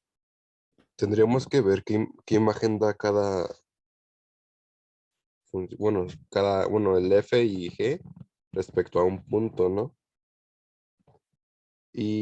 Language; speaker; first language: Spanish; native; Spanish